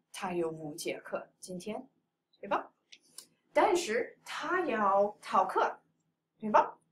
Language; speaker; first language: Chinese; non-native, fluent; English